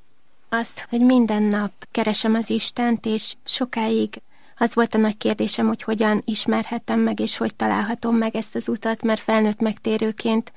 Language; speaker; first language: Hungarian; native; Hungarian